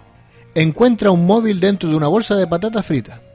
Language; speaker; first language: Spanish; native; Spanish